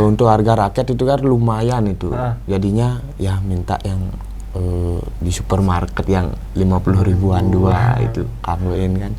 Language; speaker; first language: Indonesian; non-native, local second language; Balinese